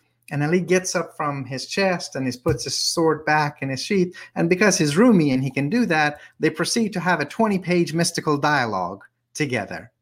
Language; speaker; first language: English; native; English